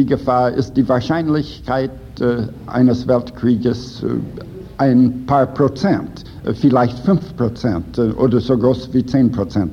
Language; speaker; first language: German; non-native, fluent; English